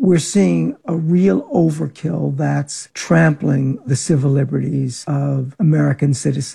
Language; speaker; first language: English; native; English